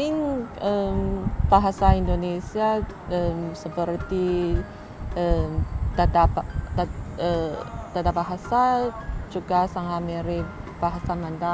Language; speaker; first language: Indonesian; non-native, learner; Chinese